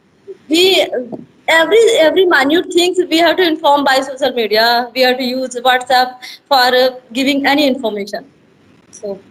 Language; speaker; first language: English; non-native, learner; Hindi